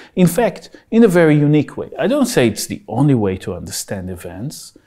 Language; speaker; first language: English; non-native, fluent; Hebrew